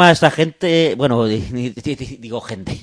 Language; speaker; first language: Spanish; native; Spanish